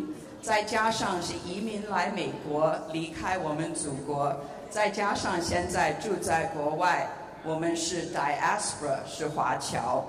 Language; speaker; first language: Chinese; early bilingual, heritage; English